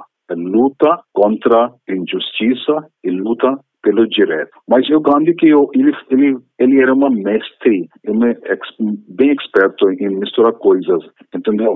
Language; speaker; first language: Portuguese; non-native, fluent; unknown